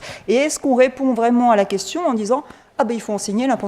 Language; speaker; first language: French; native; French